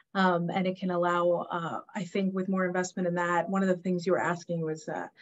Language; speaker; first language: English; native; English